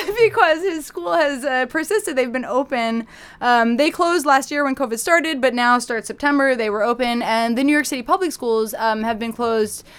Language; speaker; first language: English; native; English